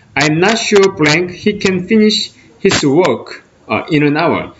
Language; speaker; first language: English; non-native, fluent; Korean